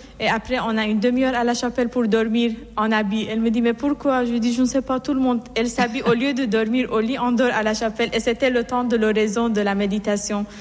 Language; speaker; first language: French; non-native, fluent; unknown